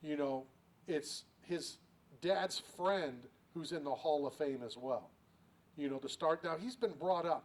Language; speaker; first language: English; native; English